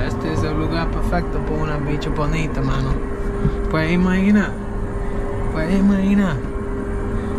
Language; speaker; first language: Spanish; non-native, learner; English